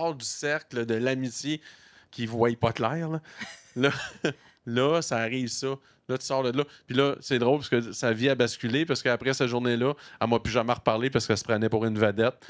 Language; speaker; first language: French; native; French